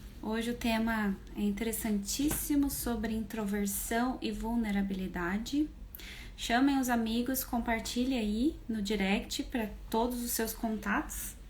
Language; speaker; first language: Portuguese; native; Portuguese